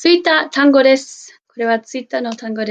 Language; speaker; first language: Japanese; non-native, fluent; English